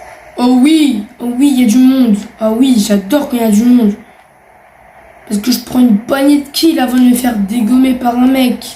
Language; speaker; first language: French; native; French